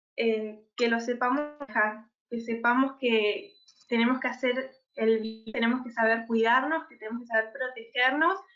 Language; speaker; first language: Spanish; native; Spanish